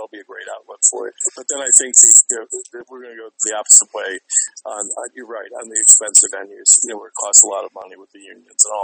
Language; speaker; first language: English; native; English